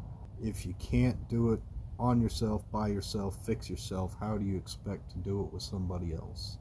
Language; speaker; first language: English; native; English